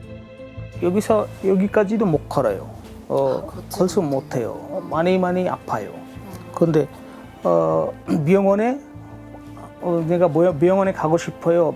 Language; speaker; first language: Korean; non-native, learner; Bangla